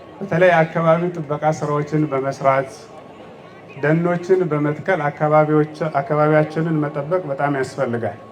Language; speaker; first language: Amharic; non-native, local second language; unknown